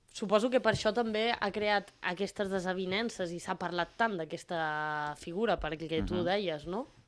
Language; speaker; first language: Catalan; native; Catalan